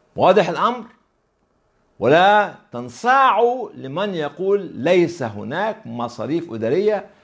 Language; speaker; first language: Arabic; native; Arabic